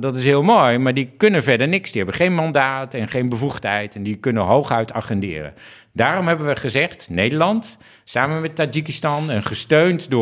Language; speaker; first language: Dutch; native; Dutch